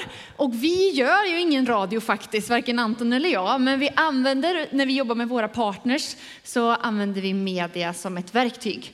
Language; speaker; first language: Swedish; native; Swedish